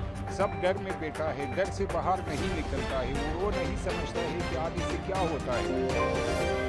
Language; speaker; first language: Hindi; non-native, fluent; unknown